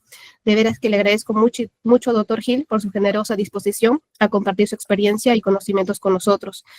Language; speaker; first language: Spanish; native; Spanish